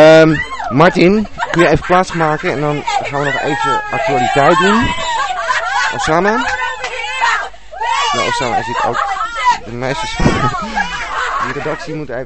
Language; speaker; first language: Dutch; native; Dutch